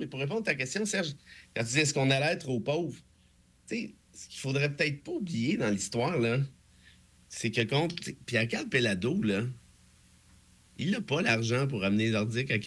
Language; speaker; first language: French; native; French